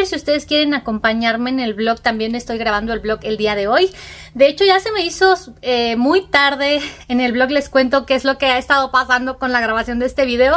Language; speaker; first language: Spanish; native; Spanish